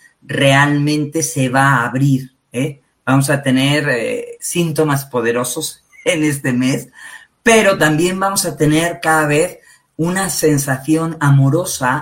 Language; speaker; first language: Spanish; native; Spanish